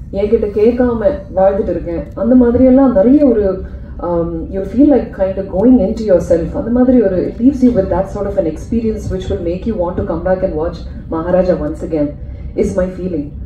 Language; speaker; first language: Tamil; non-native, learner; Malayalam